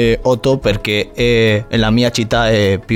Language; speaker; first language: Italian; non-native, learner; Spanish